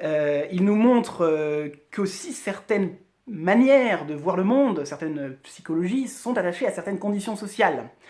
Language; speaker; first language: French; native; French